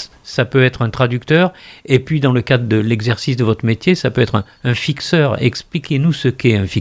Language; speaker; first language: French; native; French